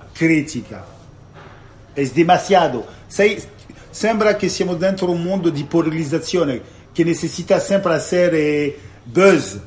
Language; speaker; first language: Spanish; non-native, learner; Italian